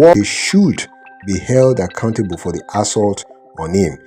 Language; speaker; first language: English; non-native, local second language; Yoruba